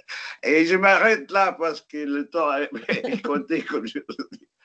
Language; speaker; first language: French; non-native, fluent; Arabic